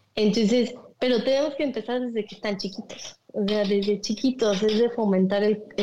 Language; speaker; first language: Spanish; native; Spanish